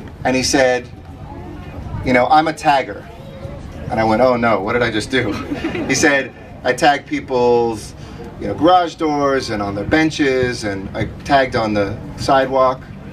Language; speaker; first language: English; early bilingual, other home language; Spanish